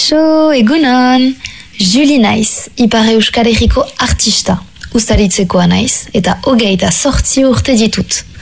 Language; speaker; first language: Basque; non-native, local second language; French